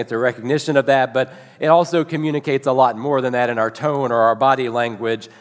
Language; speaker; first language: English; native; English